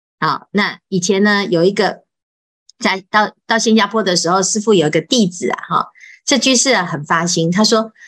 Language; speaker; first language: Chinese; native; Chinese